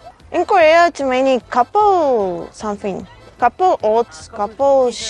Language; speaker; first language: English; non-native, learner; Russian